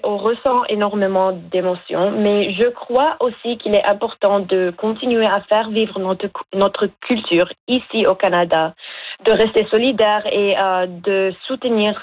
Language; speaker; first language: French; non-native, local second language; Arabic